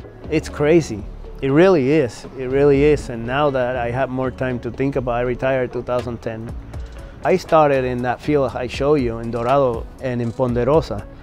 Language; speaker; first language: English; non-native, fluent; Spanish